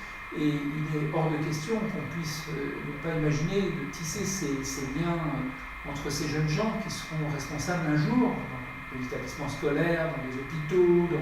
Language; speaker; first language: French; native; French